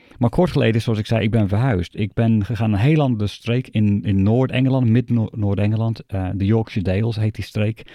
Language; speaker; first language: Dutch; non-native, fluent; English